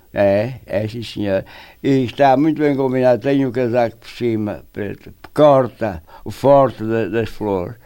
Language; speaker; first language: Portuguese; native; Portuguese